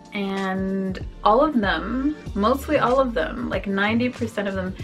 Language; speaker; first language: English; native; English